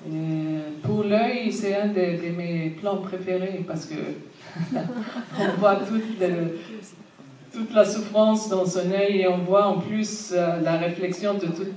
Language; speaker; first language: French; non-native, fluent; Arabic